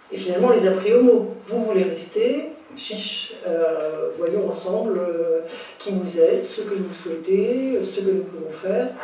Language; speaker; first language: French; native; French